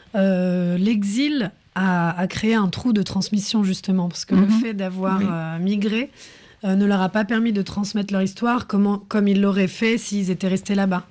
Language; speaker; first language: French; native; French